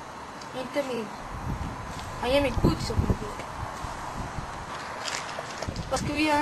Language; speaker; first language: Swedish; early bilingual, other home language; Somali